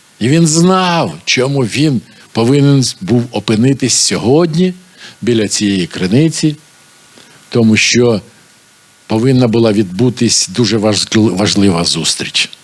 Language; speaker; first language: Ukrainian; non-native, local second language; Russian